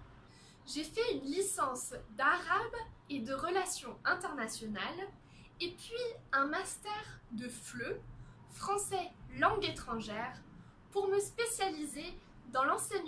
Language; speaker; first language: French; native; French